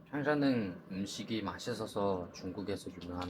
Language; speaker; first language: Korean; non-native, fluent; Chinese